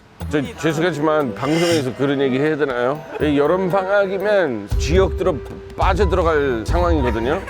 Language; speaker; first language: Korean; non-native, fluent; English